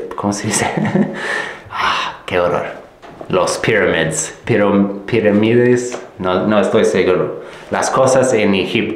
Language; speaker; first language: Spanish; non-native, fluent; English